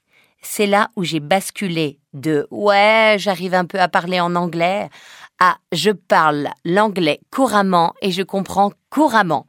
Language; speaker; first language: French; native; French